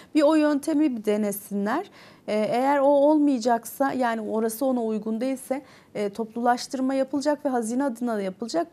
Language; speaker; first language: Turkish; native; Turkish